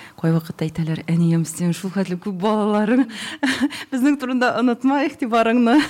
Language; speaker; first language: Tatar; native; Tatar